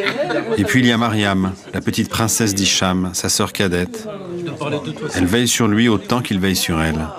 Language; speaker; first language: French; native; French